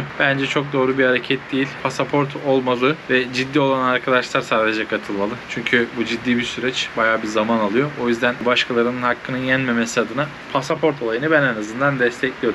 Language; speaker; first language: Turkish; native; Turkish